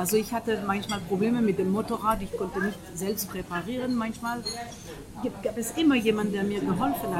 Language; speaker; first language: German; non-native, fluent; French